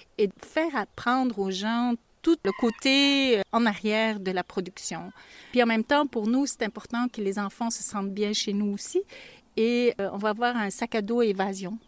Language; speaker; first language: French; native; French